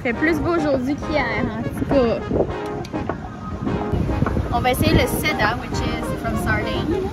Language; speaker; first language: French; native; French